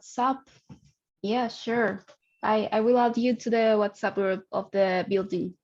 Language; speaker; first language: English; non-native, learner; Spanish